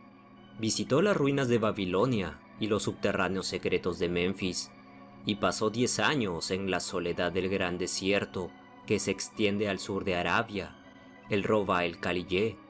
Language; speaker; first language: Spanish; native; Spanish